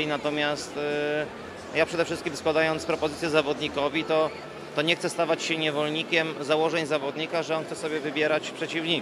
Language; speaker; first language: Polish; native; Polish